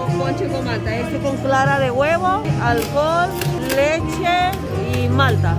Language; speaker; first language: Spanish; native; Spanish